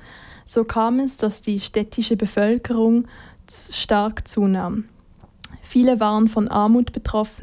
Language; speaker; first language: German; native; German